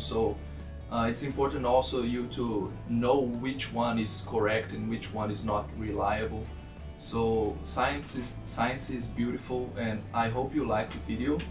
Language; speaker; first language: English; non-native, fluent; Portuguese